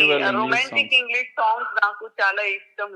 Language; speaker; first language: Telugu; non-native, learner; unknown